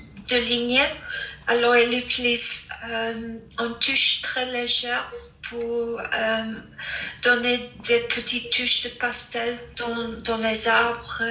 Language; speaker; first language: French; non-native, fluent; English